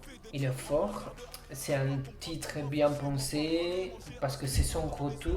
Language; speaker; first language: French; non-native, fluent; Spanish